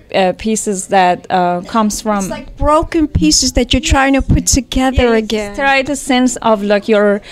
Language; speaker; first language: English; non-native, fluent; Persian